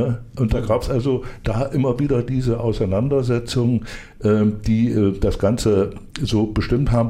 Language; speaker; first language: German; native; German